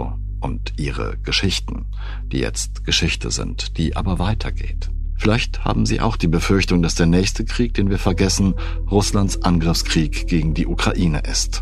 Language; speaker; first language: German; native; German